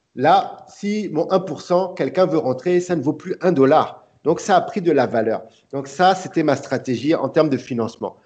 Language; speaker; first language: French; early bilingual, other home language; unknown